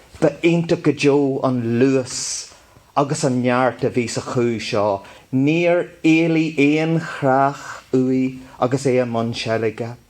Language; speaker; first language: Irish; non-native, local second language; English